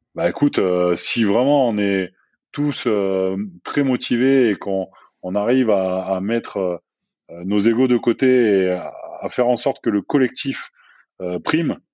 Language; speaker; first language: French; native; French